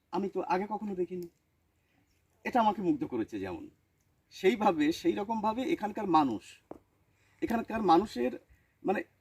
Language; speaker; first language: Bangla; native; Bangla